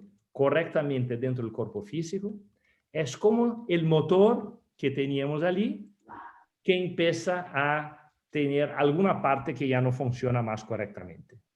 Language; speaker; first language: Spanish; non-native, fluent; Portuguese